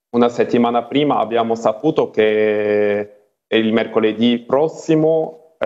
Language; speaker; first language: Italian; non-native, fluent; Arabic